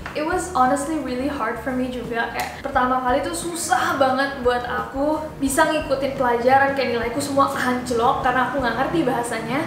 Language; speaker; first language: Indonesian; native; Indonesian